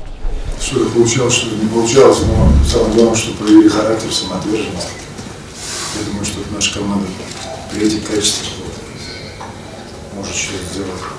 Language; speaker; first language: Russian; native; Russian